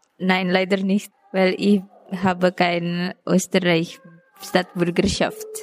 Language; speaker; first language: German; non-native, learner; Indonesian